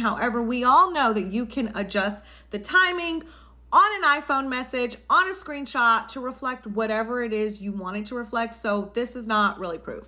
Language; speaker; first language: English; native; English